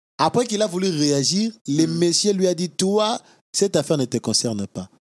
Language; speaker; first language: French; non-native, local second language; Lingala